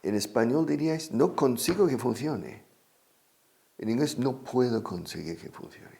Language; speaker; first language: Spanish; non-native, fluent; English